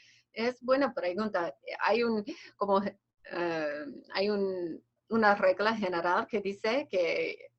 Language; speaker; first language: Spanish; non-native, fluent; English